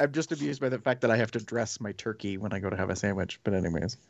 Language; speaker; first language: English; native; English